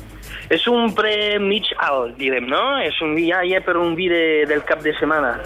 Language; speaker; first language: Catalan; non-native, fluent; French